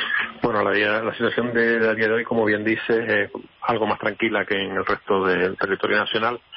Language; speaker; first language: Spanish; native; Spanish